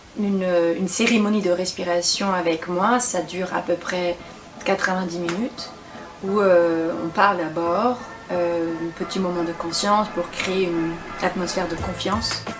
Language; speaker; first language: French; non-native, fluent; German